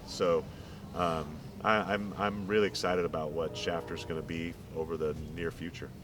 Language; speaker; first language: English; native; English